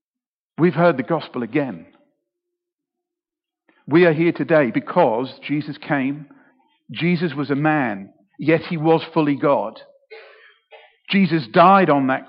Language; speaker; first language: English; native; English